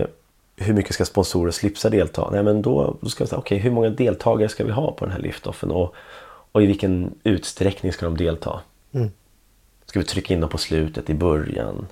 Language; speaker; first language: Swedish; native; Swedish